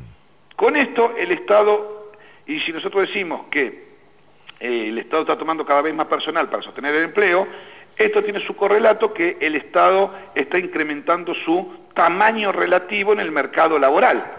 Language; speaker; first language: Spanish; native; Spanish